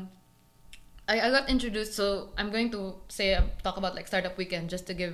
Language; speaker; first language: English; non-native, local second language; Cebuano